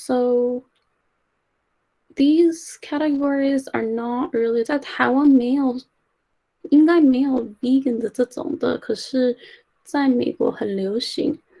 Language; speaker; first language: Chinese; early bilingual, heritage; Chinese